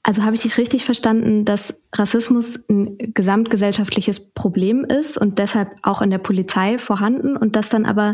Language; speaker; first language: German; native; German